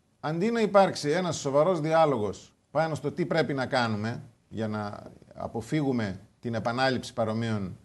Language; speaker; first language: Greek; native; Greek